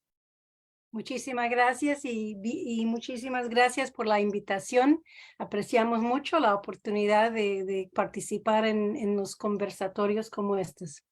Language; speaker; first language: Spanish; non-native, fluent; English